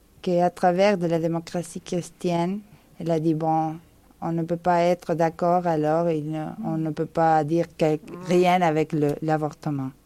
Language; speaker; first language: French; non-native, fluent; Spanish